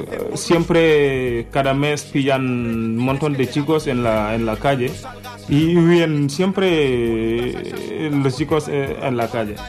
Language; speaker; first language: Spanish; non-native, learner; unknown